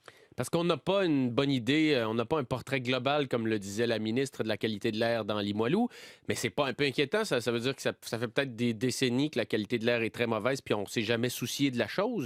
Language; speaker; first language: French; native; French